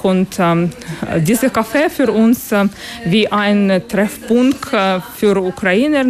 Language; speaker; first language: German; non-native, learner; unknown